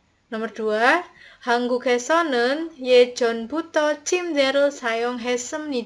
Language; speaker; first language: Korean; non-native, learner; Indonesian